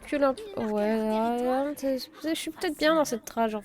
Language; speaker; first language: French; native; French